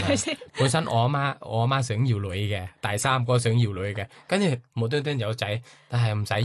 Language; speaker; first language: Cantonese; non-native, fluent; Thai